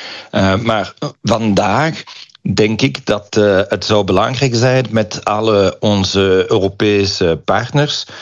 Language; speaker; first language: Dutch; non-native, local second language; French